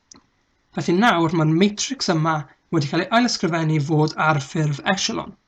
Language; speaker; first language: Welsh; native; Welsh